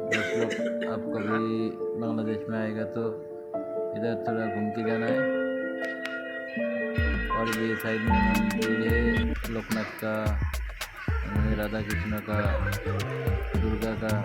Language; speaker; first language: Hindi; non-native, local second language; Bangla